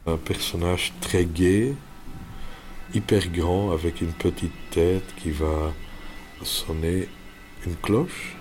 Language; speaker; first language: French; non-native, local second language; Dutch